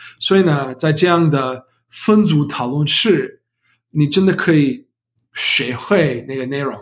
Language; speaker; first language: Chinese; non-native, learner; English